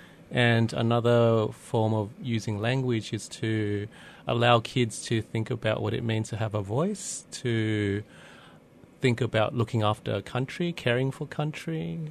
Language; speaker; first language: English; early bilingual, other home language; Vietnamese